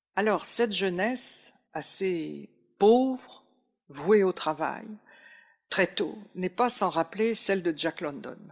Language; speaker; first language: French; native; French